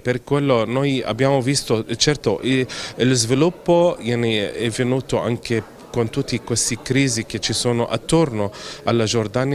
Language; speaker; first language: Italian; non-native, fluent; Arabic